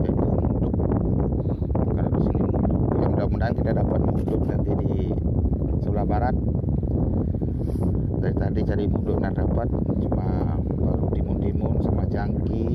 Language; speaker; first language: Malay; non-native, local second language; Balinese